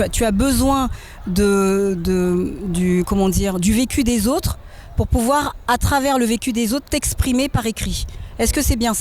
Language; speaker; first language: French; native; French